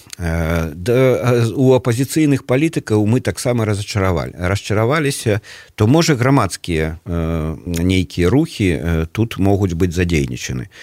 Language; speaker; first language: Belarusian; native; Belarusian